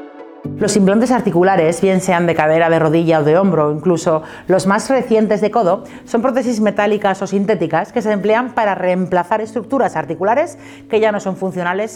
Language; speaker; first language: Spanish; native; Spanish